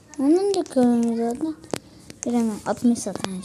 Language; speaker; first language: Turkish; native; Turkish